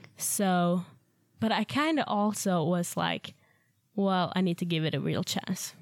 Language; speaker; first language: English; non-native, fluent; Swedish